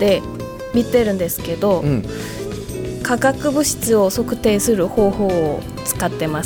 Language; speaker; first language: Japanese; non-native, fluent; Korean